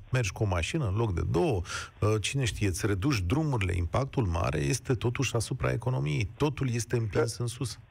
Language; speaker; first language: Romanian; native; Romanian